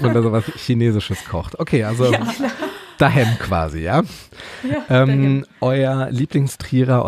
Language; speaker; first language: German; native; German